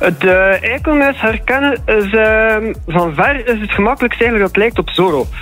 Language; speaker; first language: Dutch; native; Dutch